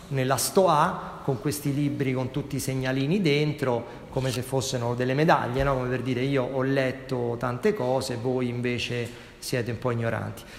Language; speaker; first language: Italian; native; Italian